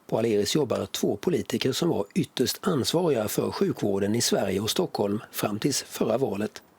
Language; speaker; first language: Swedish; native; Swedish